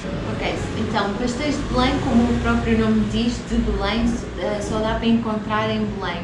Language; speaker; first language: Portuguese; native; Portuguese